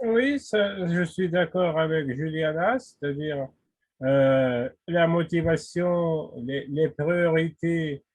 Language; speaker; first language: French; non-native, fluent; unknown